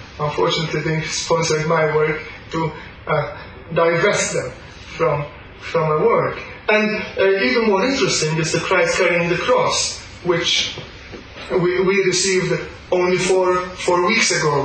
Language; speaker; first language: English; non-native, local second language; Maltese